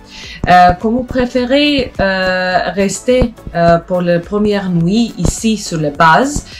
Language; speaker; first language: French; non-native, learner; Croatian